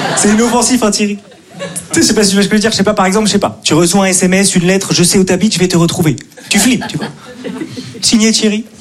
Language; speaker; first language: French; native; French